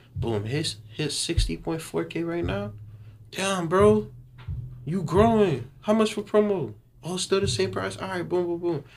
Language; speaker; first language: English; early bilingual, other home language; Haitian Creole